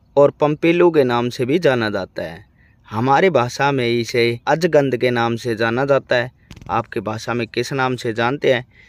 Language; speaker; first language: Hindi; native; Hindi